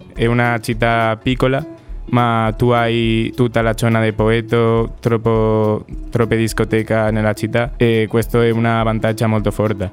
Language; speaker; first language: Italian; non-native, learner; Spanish